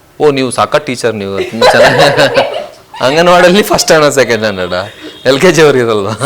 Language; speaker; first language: Kannada; non-native, local second language; Tulu